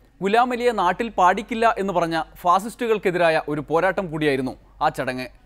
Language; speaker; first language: Malayalam; native; Malayalam